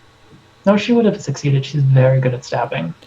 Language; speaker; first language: English; native; English